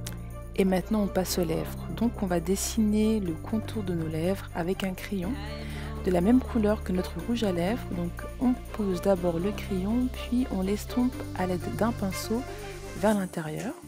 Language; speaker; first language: French; native; French